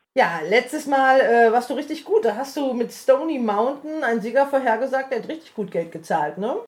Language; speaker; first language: German; native; German